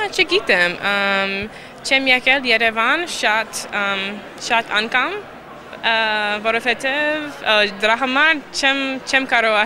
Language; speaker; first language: Armenian; non-native, learner; English